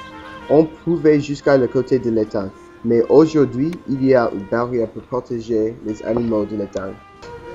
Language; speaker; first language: French; non-native, learner; English